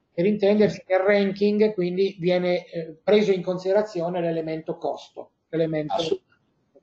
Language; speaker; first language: Italian; native; Italian